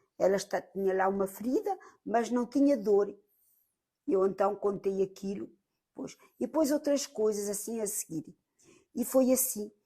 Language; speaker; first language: Portuguese; early bilingual, heritage; Portuguese